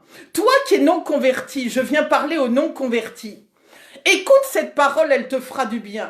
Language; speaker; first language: French; native; French